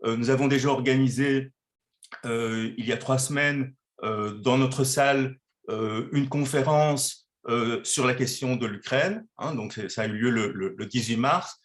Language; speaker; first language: French; native; French